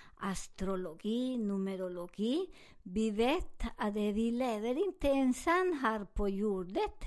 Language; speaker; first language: Swedish; non-native, learner; Spanish